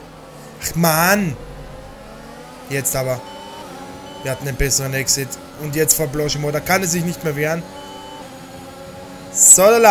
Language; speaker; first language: German; native; German